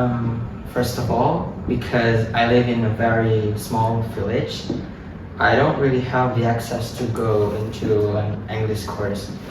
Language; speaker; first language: English; non-native, fluent; Indonesian